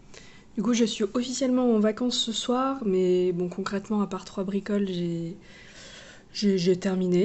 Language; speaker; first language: French; native; French